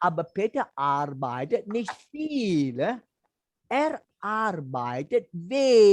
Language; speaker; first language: German; non-native, learner; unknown